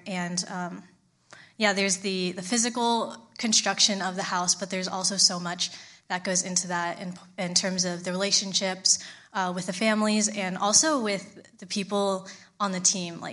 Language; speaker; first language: English; native; English